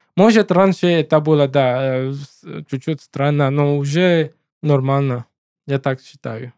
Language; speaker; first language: Russian; non-native, learner; English